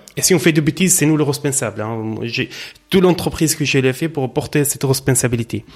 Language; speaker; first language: French; non-native, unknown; Arabic